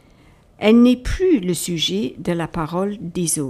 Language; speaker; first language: French; native; French